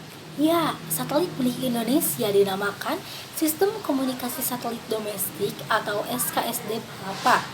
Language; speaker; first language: Indonesian; native; Indonesian